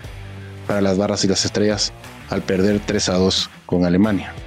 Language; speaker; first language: Spanish; native; Spanish